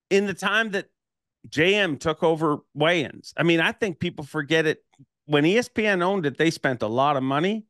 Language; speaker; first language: English; native; English